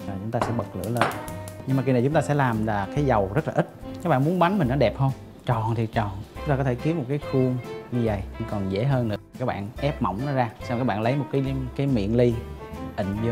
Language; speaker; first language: Vietnamese; native; Vietnamese